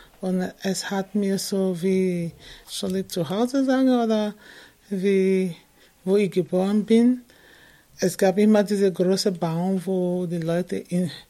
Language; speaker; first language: German; non-native, fluent; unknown